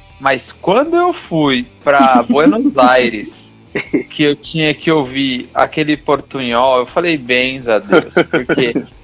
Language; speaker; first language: Portuguese; native; Portuguese